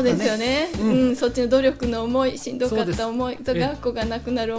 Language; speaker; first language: Japanese; native; Japanese